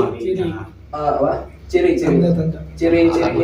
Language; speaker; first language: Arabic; non-native, fluent; Indonesian